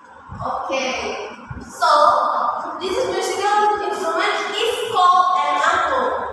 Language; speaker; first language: English; non-native, local second language; Indonesian